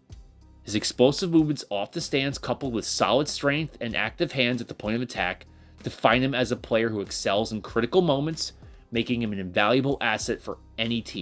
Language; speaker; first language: English; native; English